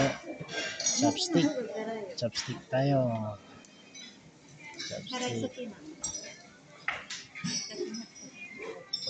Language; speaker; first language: Japanese; non-native, learner; Malay